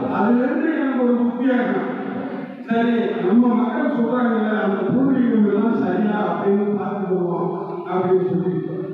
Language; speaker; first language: Tamil; non-native, local second language; Telugu